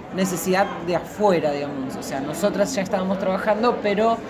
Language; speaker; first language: Spanish; native; Spanish